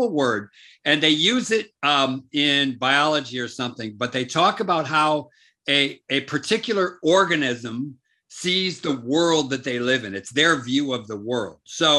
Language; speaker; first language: English; native; English